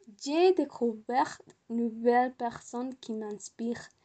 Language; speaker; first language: French; non-native, learner; Spanish